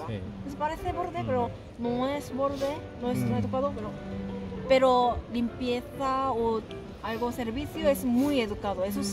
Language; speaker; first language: Spanish; non-native, fluent; Korean